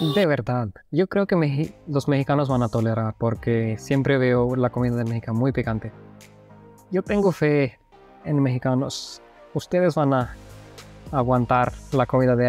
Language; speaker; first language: Spanish; non-native, fluent; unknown